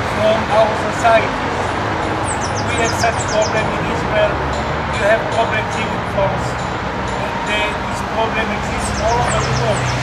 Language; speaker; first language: English; non-native, fluent; Hebrew